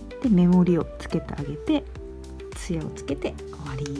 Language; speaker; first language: Japanese; native; Japanese